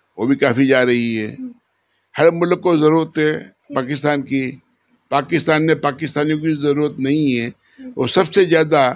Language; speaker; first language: Urdu; non-native, local second language; Memoni